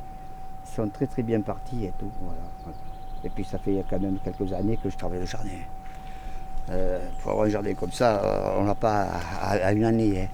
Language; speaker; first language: French; native; French